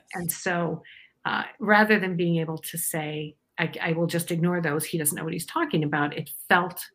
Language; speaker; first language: English; native; English